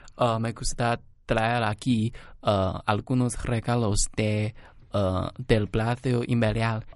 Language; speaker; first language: Spanish; non-native, learner; Chinese